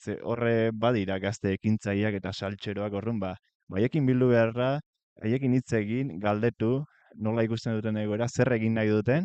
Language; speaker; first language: Basque; native; Basque